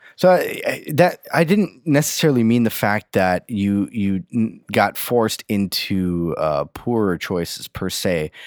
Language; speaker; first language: English; native; English